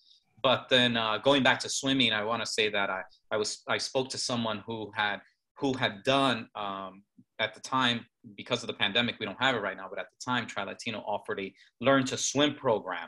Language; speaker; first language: English; native; English